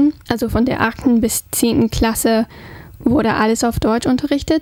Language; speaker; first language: German; non-native, fluent; English